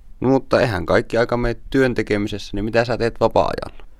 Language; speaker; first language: Finnish; native; Finnish